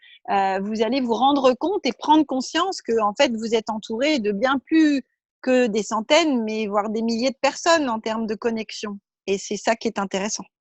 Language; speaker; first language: French; native; French